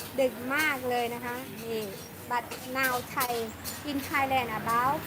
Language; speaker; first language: English; non-native, learner; Thai